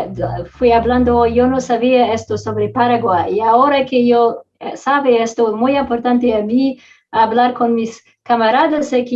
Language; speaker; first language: Spanish; non-native, fluent; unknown